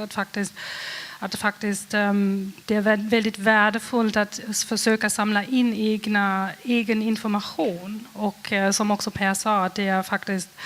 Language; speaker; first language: Swedish; non-native, fluent; German